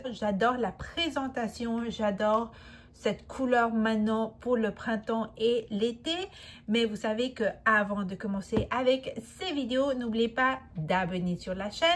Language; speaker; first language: French; non-native, fluent; Spanish